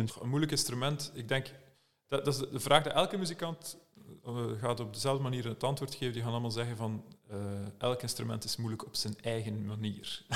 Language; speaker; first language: Dutch; native; Dutch